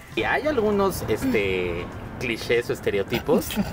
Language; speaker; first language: Spanish; native; Spanish